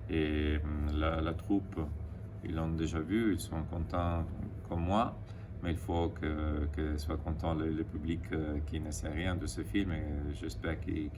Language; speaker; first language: French; non-native, fluent; Italian